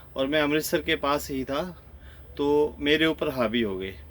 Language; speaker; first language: Hindi; native; Hindi